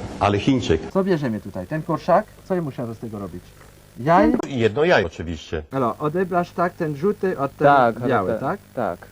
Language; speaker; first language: Polish; non-native, learner; Chinese